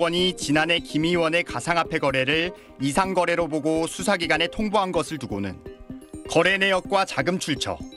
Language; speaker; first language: Korean; native; Korean